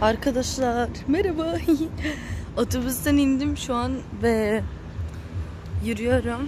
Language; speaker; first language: Turkish; early bilingual, other home language; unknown